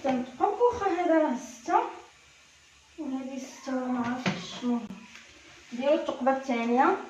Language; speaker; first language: Arabic; native; Arabic